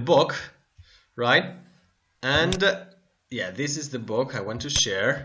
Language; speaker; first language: English; non-native, fluent; Spanish